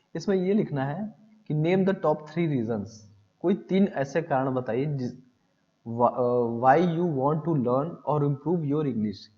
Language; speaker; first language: Hindi; native; Hindi